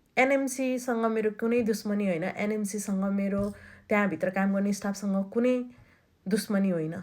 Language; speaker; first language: Nepali; native; Nepali